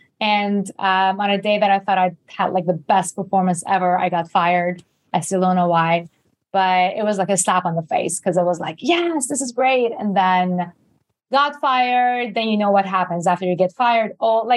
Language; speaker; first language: English; non-native, fluent; Persian